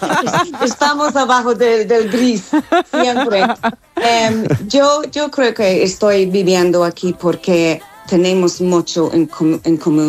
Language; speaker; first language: Spanish; non-native, learner; English